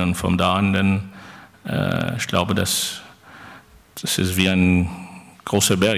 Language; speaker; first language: German; non-native, fluent; French